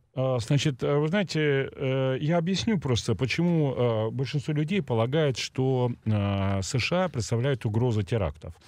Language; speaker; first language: Russian; native; Russian